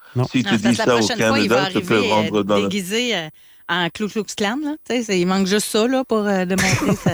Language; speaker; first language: French; native; French